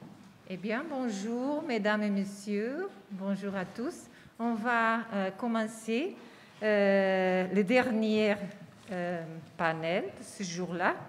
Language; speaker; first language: French; non-native, fluent; Portuguese